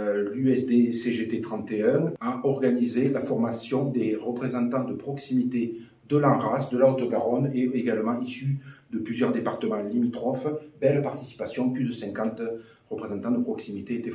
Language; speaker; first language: French; native; French